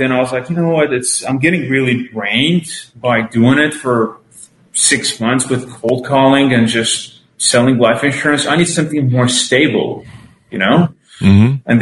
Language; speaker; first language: English; non-native, fluent; Arabic